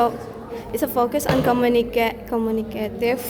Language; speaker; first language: English; non-native, learner; Indonesian